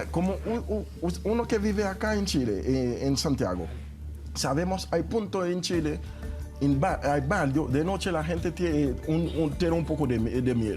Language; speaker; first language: Spanish; non-native, fluent; Haitian Creole